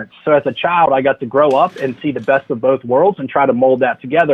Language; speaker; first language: English; native; English